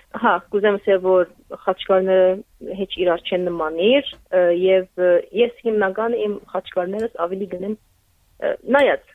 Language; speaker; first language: Armenian; early bilingual, heritage; Armenian